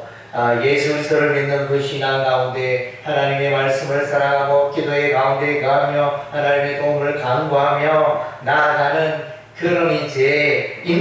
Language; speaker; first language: Korean; native; Korean